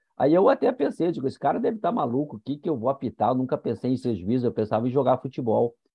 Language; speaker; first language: Portuguese; native; Portuguese